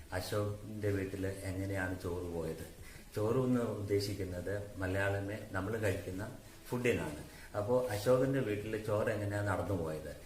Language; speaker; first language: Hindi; non-native, local second language; Malayalam